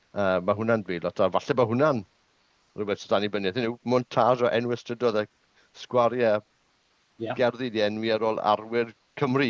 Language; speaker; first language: Welsh; non-native, local second language; English